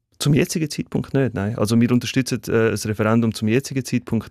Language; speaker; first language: German; early bilingual, other home language; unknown